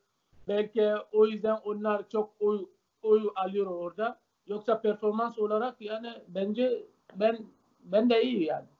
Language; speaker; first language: Turkish; non-native, learner; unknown